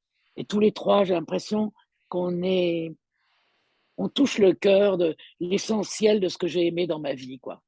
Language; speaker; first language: French; native; French